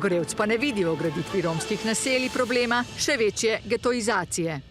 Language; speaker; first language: Slovenian; native; Slovenian